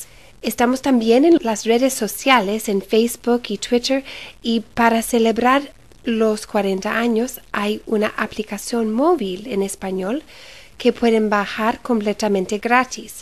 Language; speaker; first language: Spanish; early bilingual, heritage; Spanish